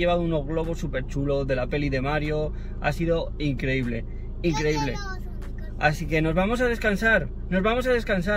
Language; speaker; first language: Spanish; native; Spanish